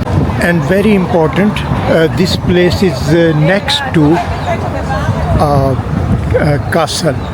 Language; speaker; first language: English; non-native, fluent; Urdu